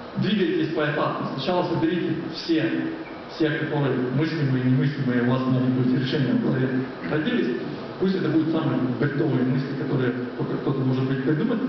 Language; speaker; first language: Russian; native; Russian